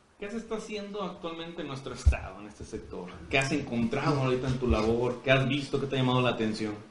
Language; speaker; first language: Spanish; native; Spanish